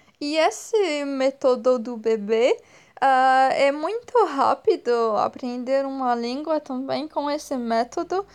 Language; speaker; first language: Portuguese; non-native, fluent; French